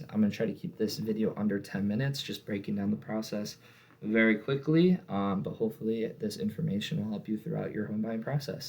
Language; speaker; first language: English; native; English